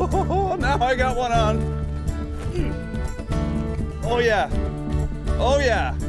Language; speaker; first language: English; native; English